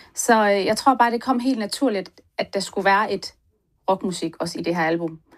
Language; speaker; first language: Danish; early bilingual, other home language; Turkish